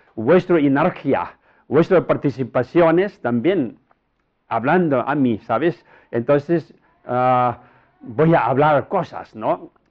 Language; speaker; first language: Spanish; non-native, learner; Tibetan